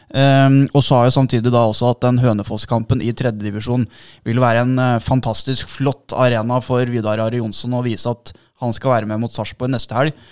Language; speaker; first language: Norwegian; native; Norwegian